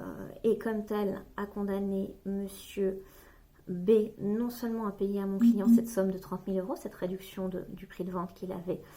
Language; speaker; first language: French; native; French